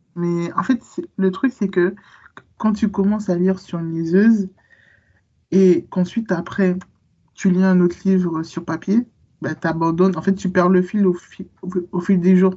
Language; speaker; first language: French; native; French